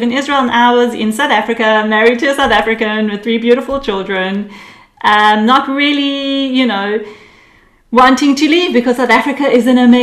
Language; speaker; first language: English; early bilingual, other home language; Hebrew